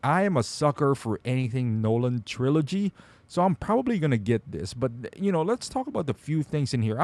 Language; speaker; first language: English; native; English